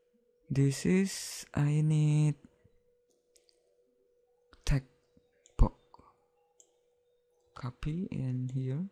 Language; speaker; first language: English; non-native, learner; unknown